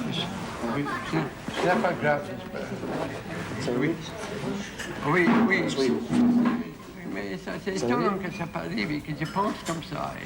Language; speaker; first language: French; non-native, fluent; English